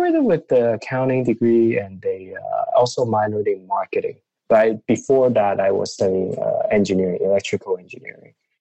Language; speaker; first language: English; non-native, local second language; Cantonese